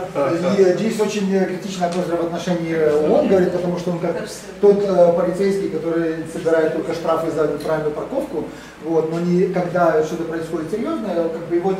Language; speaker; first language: Russian; native; Russian